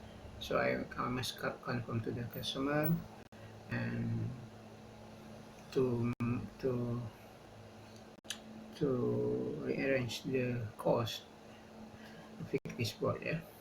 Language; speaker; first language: English; non-native, learner; Indonesian